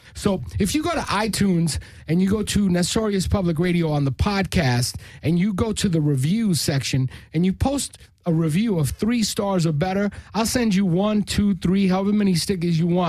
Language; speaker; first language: English; early bilingual, other home language; Spanish